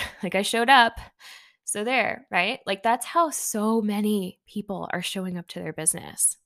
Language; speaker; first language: English; early bilingual, other home language; Hindi